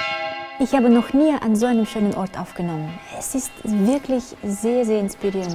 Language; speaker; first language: German; non-native, fluent; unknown